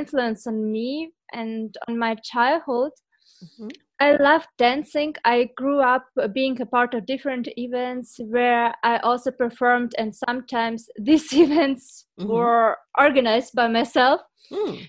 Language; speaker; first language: English; non-native, fluent; Ukrainian